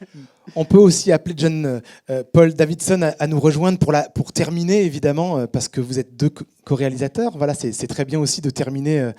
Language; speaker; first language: French; native; French